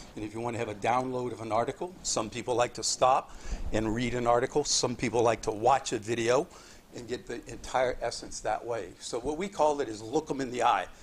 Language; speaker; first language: English; native; English